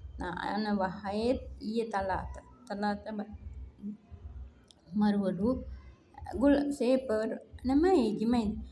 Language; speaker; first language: Arabic; non-native, learner; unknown